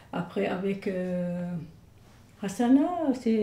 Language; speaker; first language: French; non-native, learner; Turkish